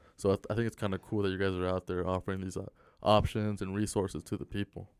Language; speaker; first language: English; native; English